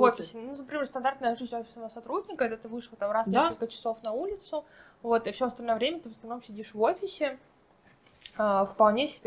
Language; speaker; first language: Russian; native; Russian